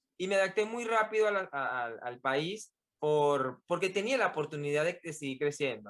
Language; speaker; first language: Spanish; native; Spanish